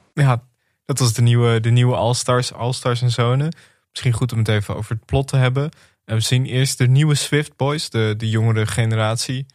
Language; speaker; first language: Dutch; native; Dutch